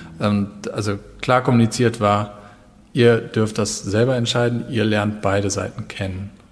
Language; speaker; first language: German; native; German